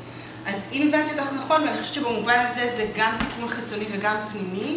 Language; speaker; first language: Hebrew; native; Hebrew